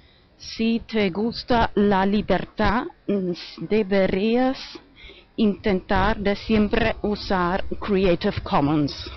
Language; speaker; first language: Spanish; non-native, fluent; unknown